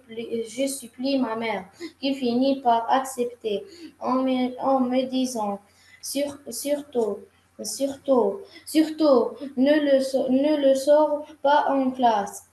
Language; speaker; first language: French; non-native, learner; Arabic